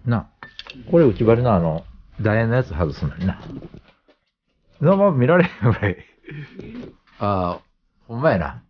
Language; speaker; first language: Japanese; native; Japanese